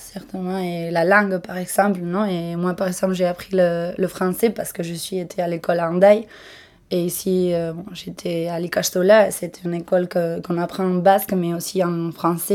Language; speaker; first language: French; non-native, local second language; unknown